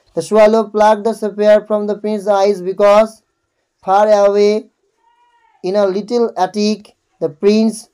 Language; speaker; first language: English; non-native, local second language; Bangla